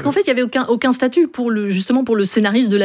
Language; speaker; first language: French; native; French